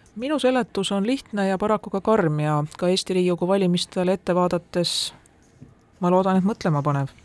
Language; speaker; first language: Estonian; native; Estonian